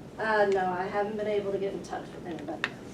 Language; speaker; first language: English; native; English